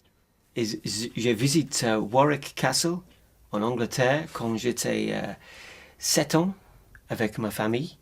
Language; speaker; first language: French; non-native, learner; English